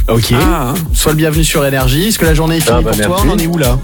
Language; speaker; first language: French; native; French